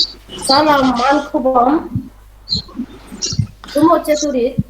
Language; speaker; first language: Persian; non-native, learner; Bangla